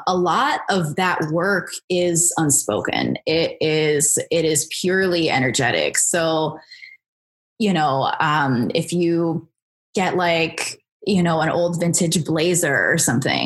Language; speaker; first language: English; native; English